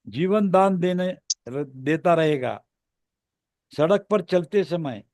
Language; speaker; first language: Hindi; non-native, local second language; Marathi